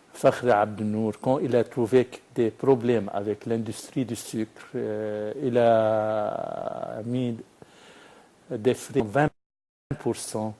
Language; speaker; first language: French; non-native, fluent; Arabic